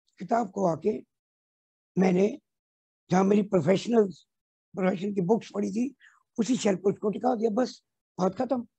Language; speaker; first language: Hindi; non-native, local second language; Punjabi